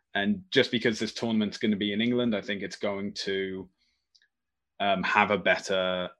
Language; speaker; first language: English; native; English